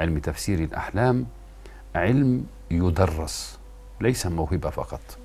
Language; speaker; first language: Arabic; native; Arabic